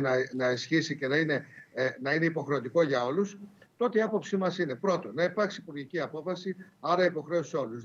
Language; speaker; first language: Greek; native; Greek